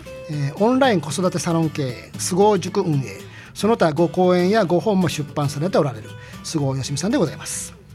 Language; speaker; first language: Japanese; native; Japanese